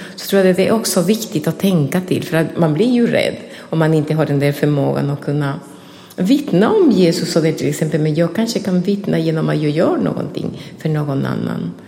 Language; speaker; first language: Swedish; non-native, fluent; Spanish